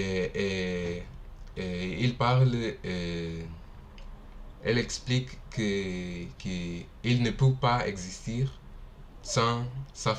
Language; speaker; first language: French; non-native, learner; Portuguese